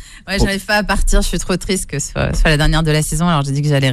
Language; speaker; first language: French; native; French